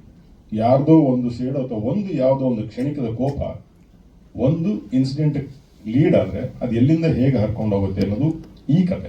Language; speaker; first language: Kannada; native; Kannada